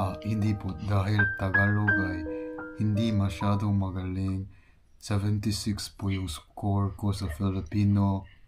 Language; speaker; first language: Filipino; non-native, local second language; Cebuano